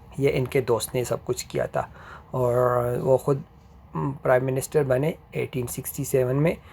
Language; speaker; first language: Urdu; native; Urdu